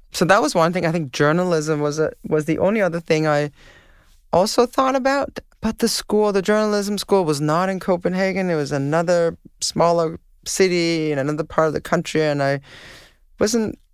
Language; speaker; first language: English; non-native, fluent; Danish